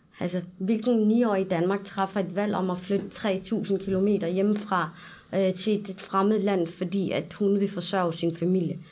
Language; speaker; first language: Danish; early bilingual, other home language; Arabic